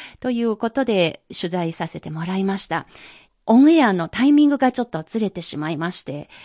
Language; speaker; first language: Japanese; non-native, fluent; Chinese